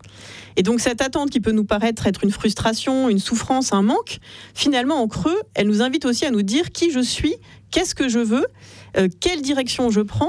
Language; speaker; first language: French; native; French